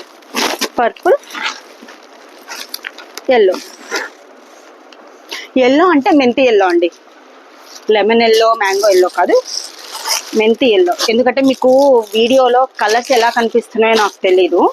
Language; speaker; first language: Telugu; native; Telugu